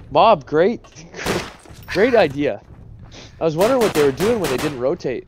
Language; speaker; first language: English; native; English